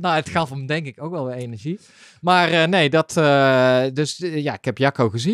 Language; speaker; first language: Dutch; native; Dutch